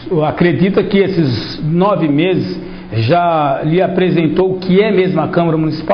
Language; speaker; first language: Portuguese; native; Portuguese